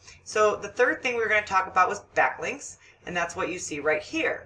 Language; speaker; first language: English; native; English